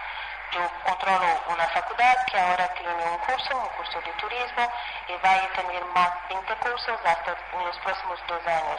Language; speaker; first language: Spanish; non-native, fluent; Portuguese